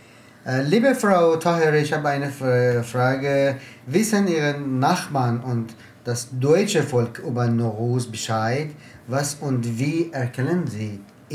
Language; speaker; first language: German; non-native, learner; Persian